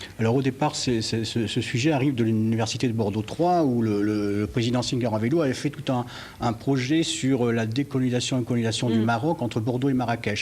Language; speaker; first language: French; native; French